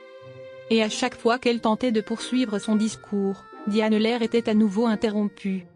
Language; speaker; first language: French; native; French